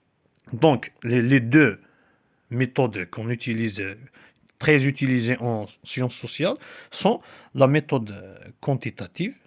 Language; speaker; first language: French; non-native, local second language; Kabyle